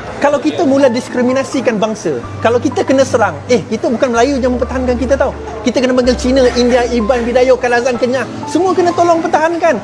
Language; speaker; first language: Malay; non-native, local second language; Chinese